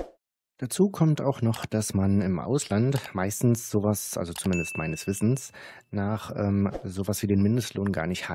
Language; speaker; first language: German; native; German